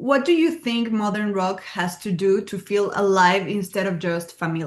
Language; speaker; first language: English; non-native, fluent; Spanish